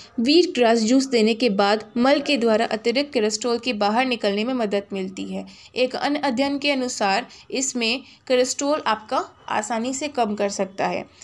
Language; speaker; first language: Hindi; native; Hindi